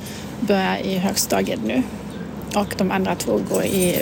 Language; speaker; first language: Swedish; non-native, fluent; German